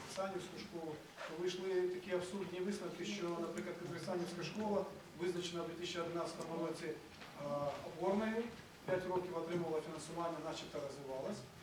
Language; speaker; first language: Ukrainian; native; Ukrainian